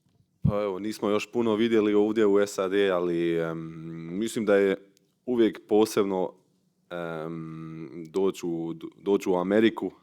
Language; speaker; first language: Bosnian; early bilingual, heritage; Bosnian